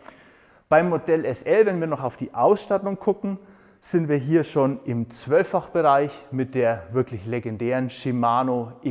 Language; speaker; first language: German; native; German